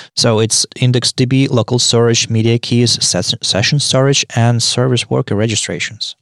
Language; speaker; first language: English; non-native, fluent; Russian